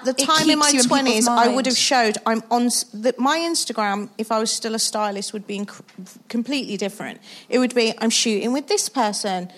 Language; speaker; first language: English; native; English